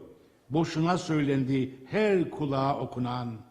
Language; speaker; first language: Turkish; native; Turkish